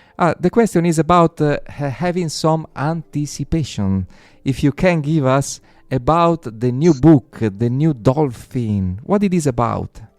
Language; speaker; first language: English; non-native, learner; Italian